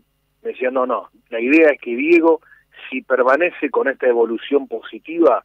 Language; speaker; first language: Spanish; native; Spanish